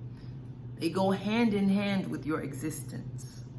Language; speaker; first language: English; native; English